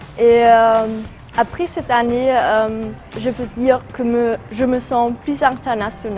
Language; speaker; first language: French; non-native, fluent; German